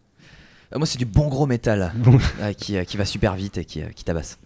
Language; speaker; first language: French; native; French